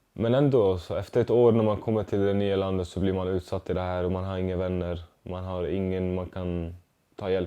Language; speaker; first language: Swedish; non-native, fluent; Arabic